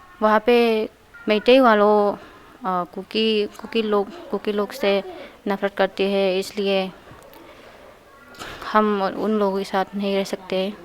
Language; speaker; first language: Hindi; non-native, local second language; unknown